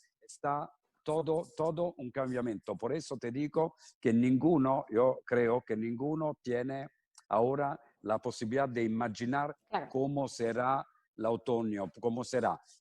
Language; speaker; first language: Spanish; non-native, fluent; Italian